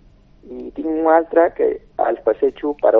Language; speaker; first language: Catalan; non-native, local second language; Spanish